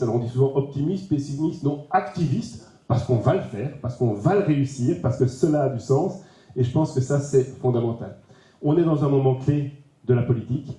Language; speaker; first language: French; native; French